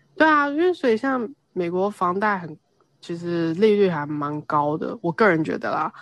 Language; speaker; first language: Chinese; native; Chinese